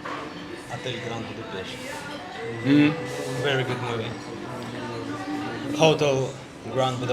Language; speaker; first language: English; non-native, learner; Russian